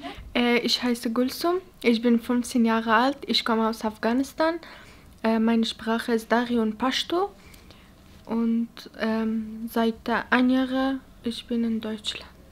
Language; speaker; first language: German; non-native, learner; Persian